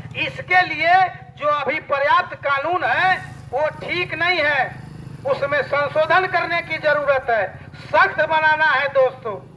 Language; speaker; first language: Hindi; native; Hindi